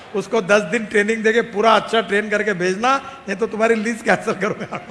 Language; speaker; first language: Hindi; non-native, local second language; Marathi